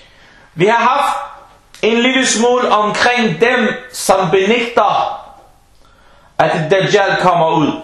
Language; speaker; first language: Danish; non-native, fluent; Arabic